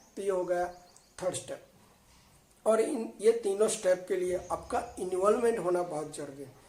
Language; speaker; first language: Hindi; non-native, local second language; Gujarati